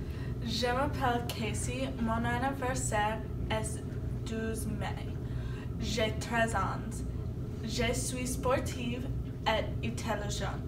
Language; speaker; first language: French; non-native, learner; English